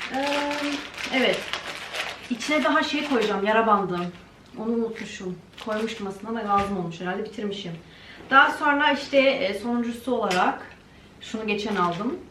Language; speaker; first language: Turkish; early bilingual, heritage; Turkish